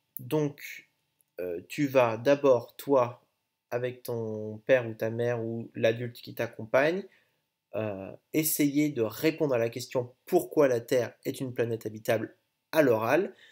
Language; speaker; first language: French; native; French